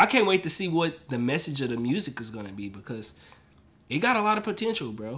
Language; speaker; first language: English; native; English